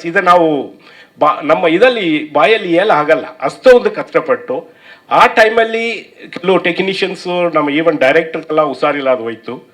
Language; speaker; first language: Kannada; non-native, learner; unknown